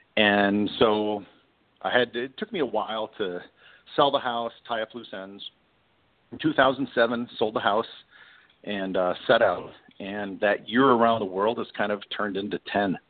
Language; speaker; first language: English; native; English